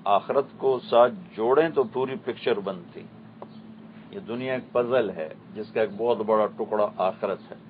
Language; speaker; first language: Urdu; non-native, local second language; Punjabi